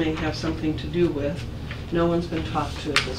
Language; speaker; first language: English; native; English